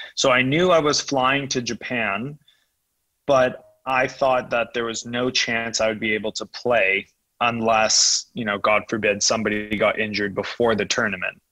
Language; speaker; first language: English; native; English